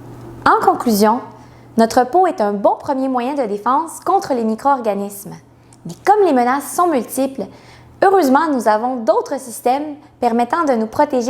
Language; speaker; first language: French; native; French